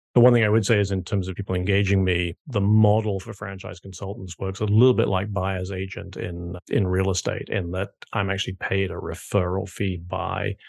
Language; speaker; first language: English; native; English